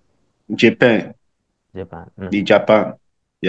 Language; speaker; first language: Indonesian; non-native, learner; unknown